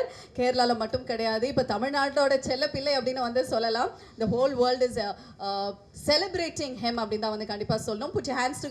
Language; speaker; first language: Tamil; native; Tamil